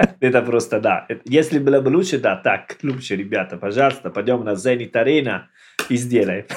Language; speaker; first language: Russian; non-native, learner; Italian